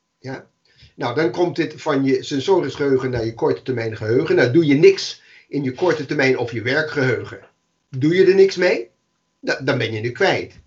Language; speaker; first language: Dutch; non-native, fluent; English